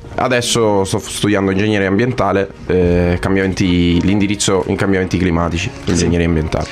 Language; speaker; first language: Italian; native; Italian